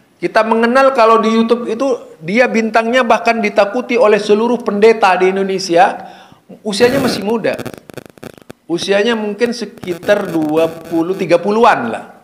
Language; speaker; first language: Indonesian; non-native, local second language; Madurese